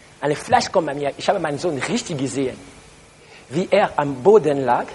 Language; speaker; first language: German; non-native, learner; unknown